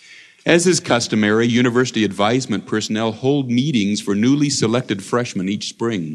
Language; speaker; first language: English; native; English